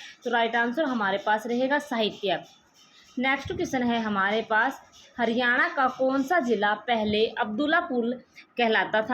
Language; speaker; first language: Hindi; native; Hindi